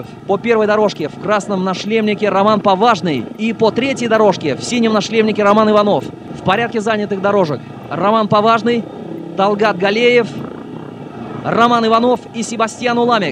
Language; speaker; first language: Russian; native; Russian